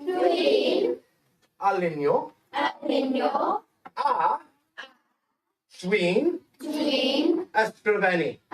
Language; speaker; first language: Welsh; non-native, local second language; English